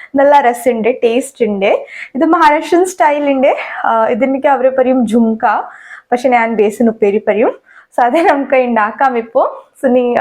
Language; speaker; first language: Malayalam; non-native, fluent; Hindi